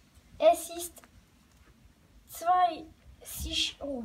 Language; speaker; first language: German; non-native, learner; French